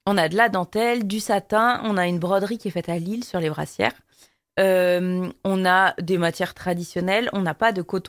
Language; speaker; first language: French; native; French